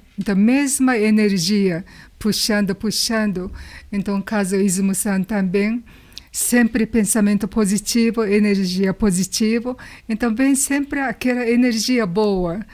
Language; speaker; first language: Portuguese; non-native, learner; Japanese